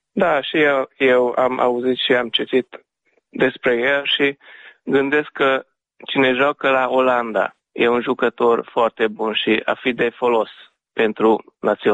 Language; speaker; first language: Romanian; non-native, learner; Hungarian